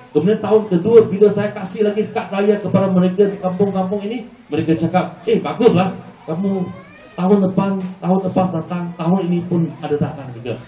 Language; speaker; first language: Malay; non-native, local second language; Chinese